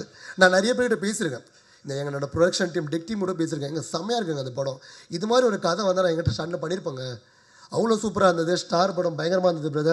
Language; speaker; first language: Tamil; native; Tamil